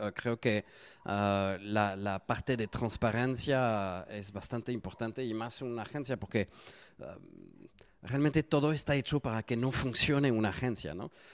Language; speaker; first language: Spanish; non-native, fluent; French